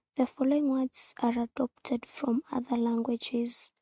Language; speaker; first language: English; non-native, local second language; Swahili